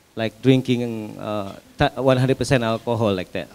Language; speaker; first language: English; non-native, fluent; Indonesian